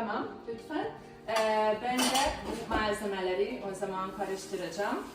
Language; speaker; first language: Turkish; non-native, fluent; Hungarian